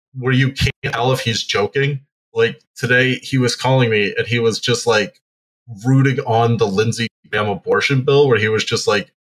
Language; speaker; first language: English; native; English